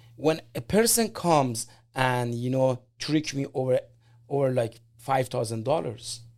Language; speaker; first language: English; non-native, fluent; Persian